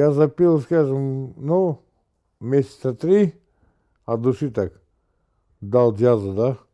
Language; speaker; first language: Russian; native; Russian